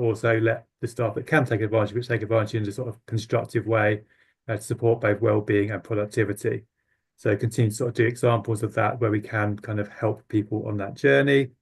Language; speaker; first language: English; native; English